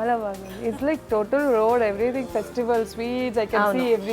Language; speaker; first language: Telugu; non-native, local second language; Kannada